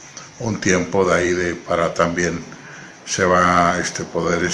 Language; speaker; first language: Spanish; native; Spanish